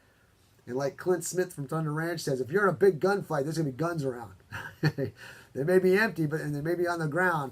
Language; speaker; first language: English; native; English